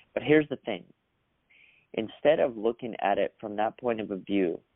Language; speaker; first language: English; early bilingual, other home language; Russian